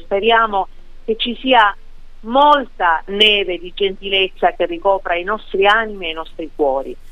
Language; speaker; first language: Italian; native; Italian